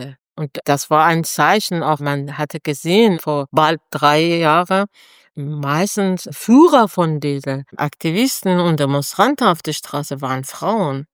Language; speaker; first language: German; non-native, fluent; Persian